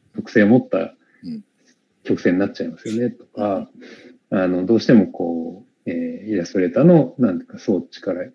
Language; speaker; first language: Japanese; native; Japanese